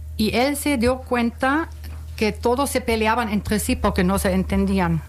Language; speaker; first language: Spanish; non-native, fluent; German